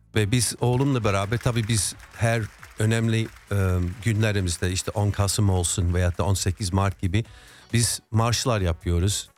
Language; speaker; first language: Turkish; non-native, fluent; English